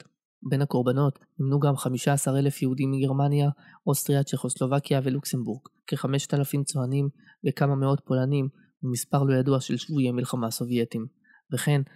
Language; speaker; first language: Hebrew; native; Hebrew